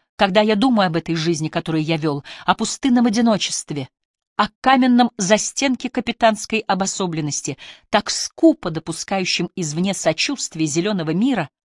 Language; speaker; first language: Russian; native; Russian